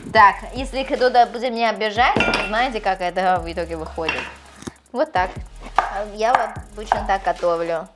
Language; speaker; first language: Russian; non-native, fluent; Chinese